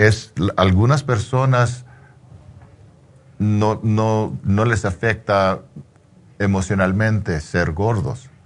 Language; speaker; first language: Spanish; early bilingual, heritage; English